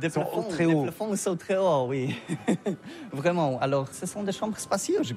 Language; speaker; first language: French; non-native, learner; Polish